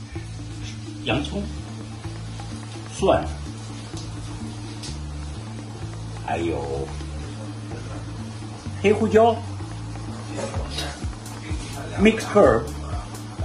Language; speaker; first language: Chinese; native; Chinese